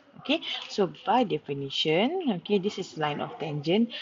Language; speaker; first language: English; non-native, local second language; Malay